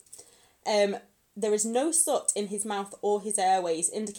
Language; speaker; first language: English; native; English